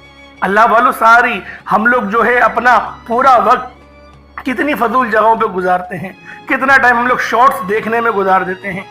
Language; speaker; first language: Urdu; native; Urdu